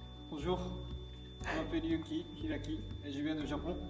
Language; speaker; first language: French; non-native, learner; Japanese